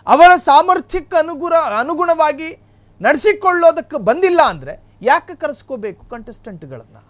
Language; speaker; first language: Kannada; native; Kannada